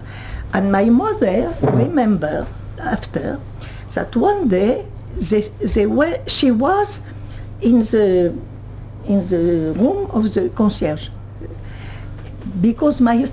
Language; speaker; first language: English; non-native, learner; French